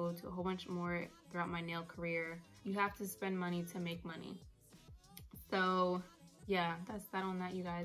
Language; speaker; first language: English; native; English